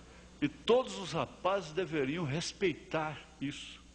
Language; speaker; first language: Portuguese; native; Portuguese